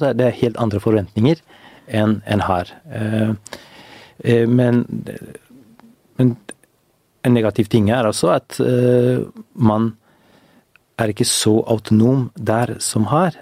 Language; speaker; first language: Norwegian; non-native, fluent; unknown